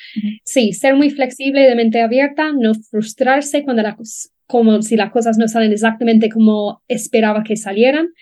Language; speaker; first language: Spanish; non-native, fluent; English